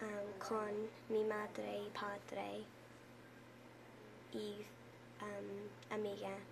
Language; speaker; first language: Spanish; non-native, learner; English